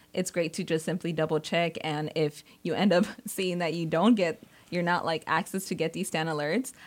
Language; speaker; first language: English; native; English